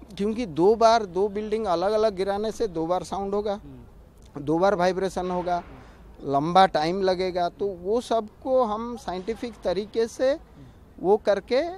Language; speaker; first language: Hindi; non-native, local second language; Odia